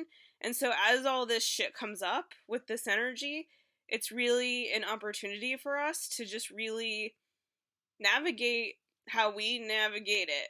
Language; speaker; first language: English; native; English